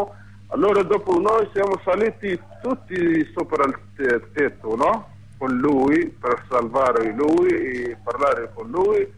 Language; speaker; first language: Italian; non-native, learner; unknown